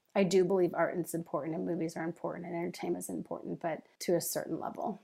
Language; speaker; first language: English; native; English